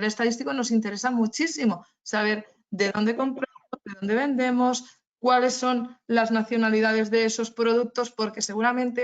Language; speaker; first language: Spanish; native; Spanish